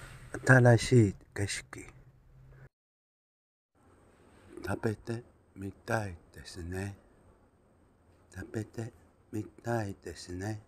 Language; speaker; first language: Japanese; non-native, learner; Chinese